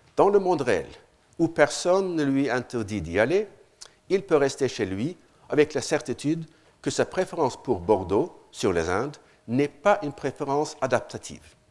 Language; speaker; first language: French; non-native, fluent; Norwegian